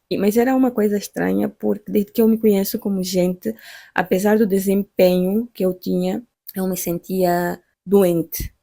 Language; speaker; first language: Portuguese; native; Portuguese